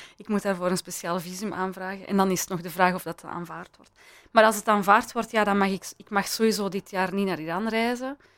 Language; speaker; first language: Dutch; early bilingual, other home language; Persian